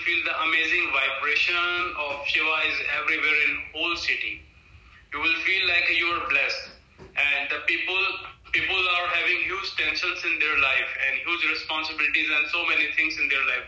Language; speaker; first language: English; non-native, local second language; Hindi